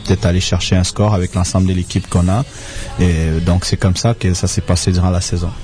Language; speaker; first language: French; native; French